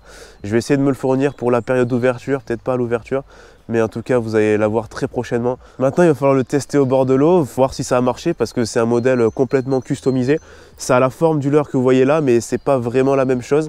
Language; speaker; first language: French; native; French